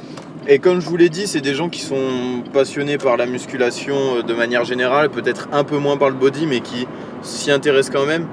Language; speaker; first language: French; native; French